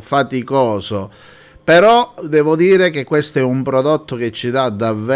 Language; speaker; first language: Italian; native; Italian